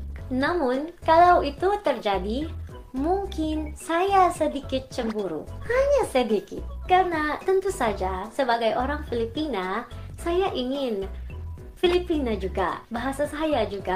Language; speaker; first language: Indonesian; non-native, fluent; Filipino